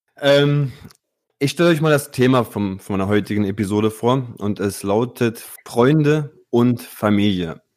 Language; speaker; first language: German; early bilingual, other home language; Italian